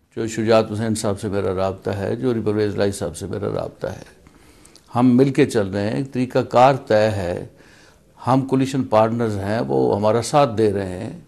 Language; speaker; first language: Urdu; native; Urdu